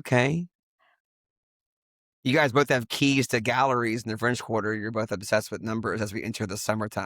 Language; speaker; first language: English; native; English